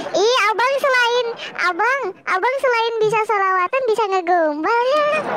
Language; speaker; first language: Indonesian; native; Indonesian